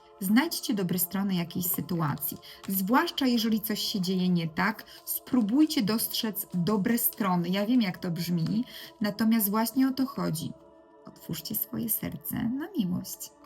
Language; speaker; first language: Polish; native; Polish